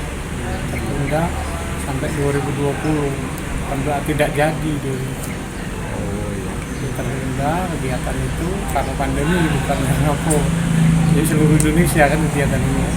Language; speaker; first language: Indonesian; native; Indonesian